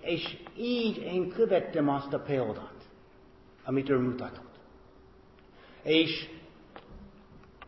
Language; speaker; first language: Hungarian; non-native, fluent; English